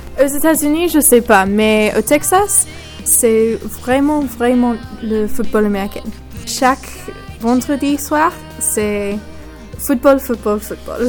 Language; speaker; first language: French; non-native, learner; English